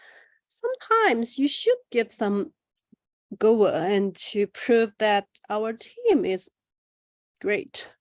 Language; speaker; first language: English; non-native, learner; Chinese